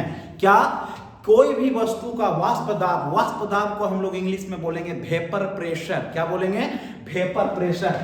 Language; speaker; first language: Hindi; native; Hindi